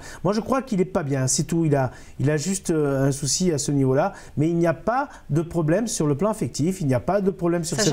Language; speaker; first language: French; native; French